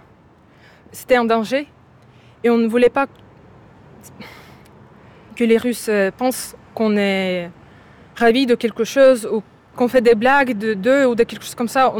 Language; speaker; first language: French; non-native, fluent; Ukrainian